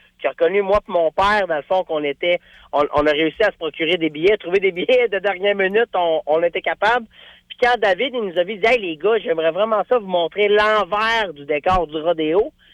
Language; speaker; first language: French; native; French